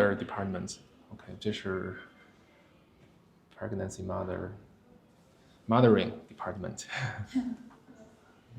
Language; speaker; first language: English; non-native, learner; Chinese